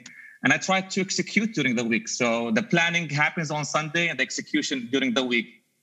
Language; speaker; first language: English; non-native, fluent; Arabic